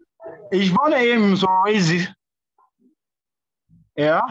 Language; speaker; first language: German; non-native, learner; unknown